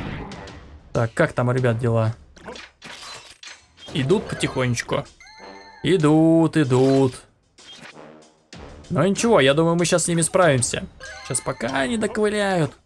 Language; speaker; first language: Russian; native; Russian